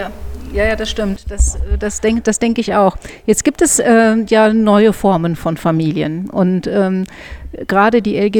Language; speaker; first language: German; native; German